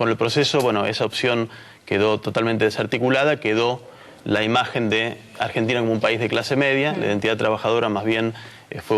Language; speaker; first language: Spanish; native; Spanish